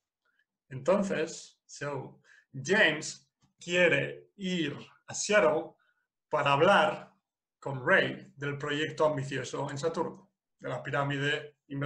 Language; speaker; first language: Spanish; non-native, fluent; English